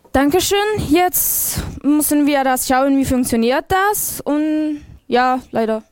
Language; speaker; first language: German; non-native, learner; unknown